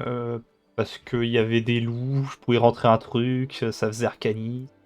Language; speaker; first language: French; native; French